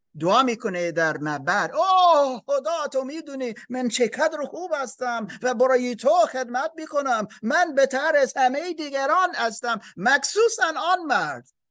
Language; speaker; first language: Persian; non-native, learner; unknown